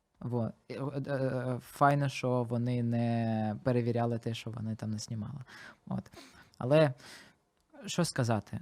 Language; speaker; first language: Ukrainian; non-native, local second language; Russian